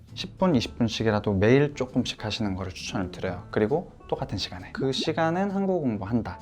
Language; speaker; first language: Korean; native; Korean